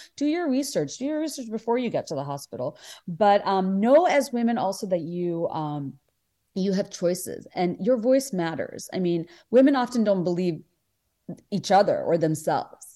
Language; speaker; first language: English; non-native, local second language; Bangla